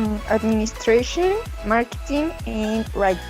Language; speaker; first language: English; non-native, learner; Spanish